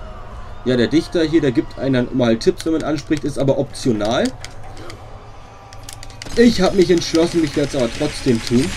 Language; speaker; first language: German; native; German